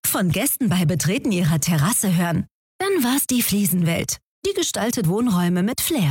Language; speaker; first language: German; native; German